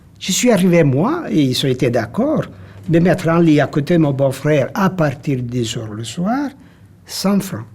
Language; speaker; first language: French; non-native, fluent; Italian